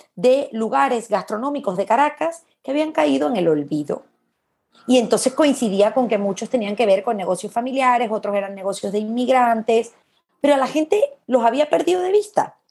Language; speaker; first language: Spanish; native; Spanish